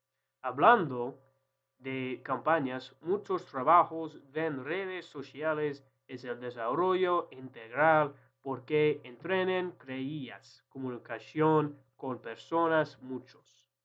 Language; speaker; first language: Spanish; non-native, learner; English